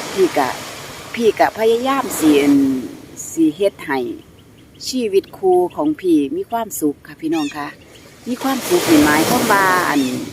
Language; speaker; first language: Thai; non-native, local second language; Northeastern Thai